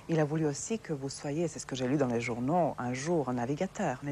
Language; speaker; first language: French; non-native, fluent; Serbian